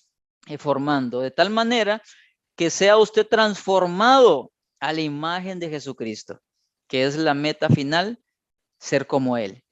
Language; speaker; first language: Spanish; native; Spanish